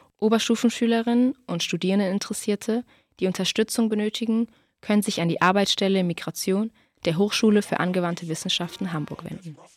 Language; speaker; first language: German; native; German